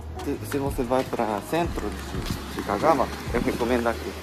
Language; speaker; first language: Portuguese; non-native, learner; Japanese